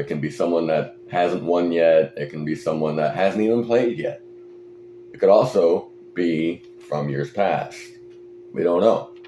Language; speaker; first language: English; native; English